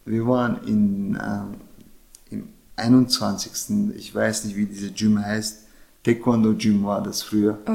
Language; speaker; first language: German; non-native, fluent; Chechen